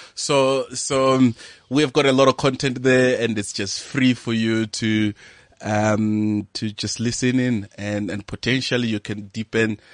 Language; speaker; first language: English; non-native, local second language; Venda